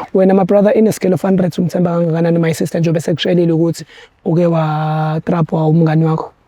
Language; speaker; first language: Zulu; native; Zulu